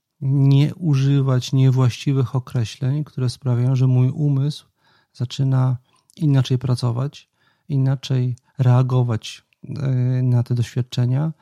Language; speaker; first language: Polish; native; Polish